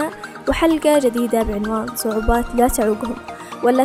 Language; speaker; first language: Arabic; native; Arabic